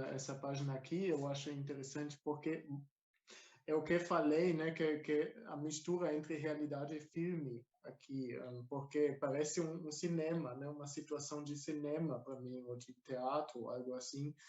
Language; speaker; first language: Portuguese; non-native, fluent; German